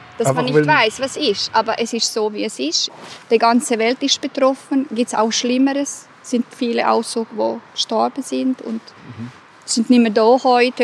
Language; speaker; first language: German; non-native, fluent; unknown